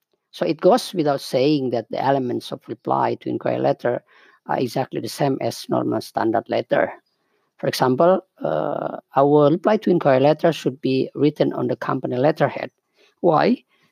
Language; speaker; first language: English; non-native, fluent; Indonesian